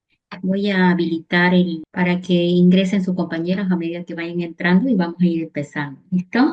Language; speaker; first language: Spanish; native; Spanish